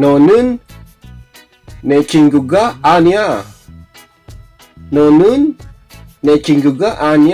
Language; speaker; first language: Korean; non-native, learner; Filipino